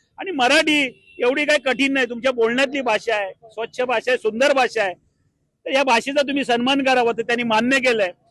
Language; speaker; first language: Marathi; native; Marathi